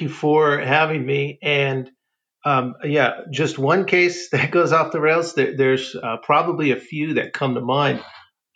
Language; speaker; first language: English; native; English